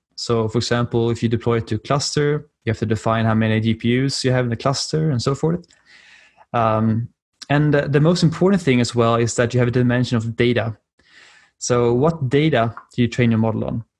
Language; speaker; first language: English; non-native, fluent; Swedish